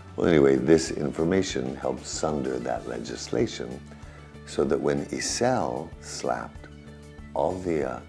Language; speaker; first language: English; native; English